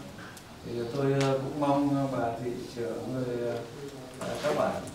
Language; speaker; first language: Vietnamese; native; Vietnamese